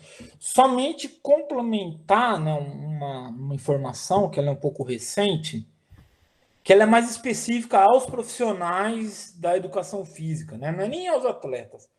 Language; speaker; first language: Portuguese; native; Portuguese